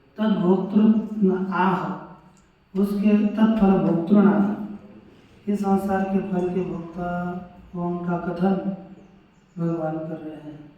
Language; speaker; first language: Hindi; non-native, local second language; Marathi